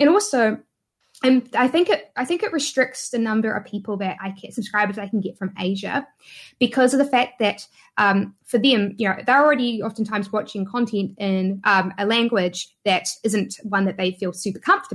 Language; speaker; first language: English; native; English